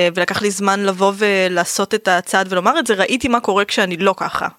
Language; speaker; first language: Hebrew; native; Hebrew